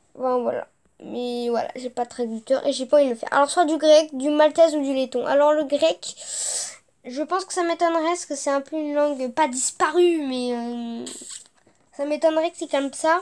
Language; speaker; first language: French; native; French